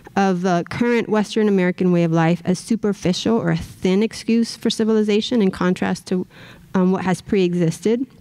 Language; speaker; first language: English; native; English